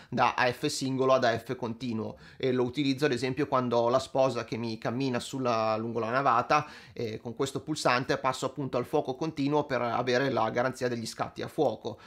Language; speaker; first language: Italian; native; Italian